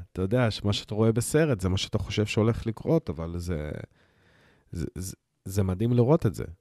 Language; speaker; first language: Hebrew; early bilingual, heritage; Hebrew